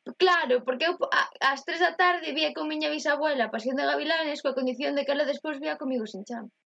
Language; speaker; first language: Galician; native; Galician